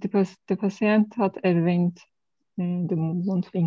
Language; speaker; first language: German; non-native, learner; Turkish